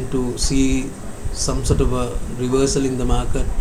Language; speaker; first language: English; non-native, local second language; Sinhala